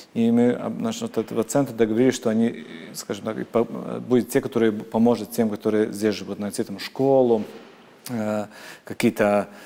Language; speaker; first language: Russian; non-native, local second language; Latvian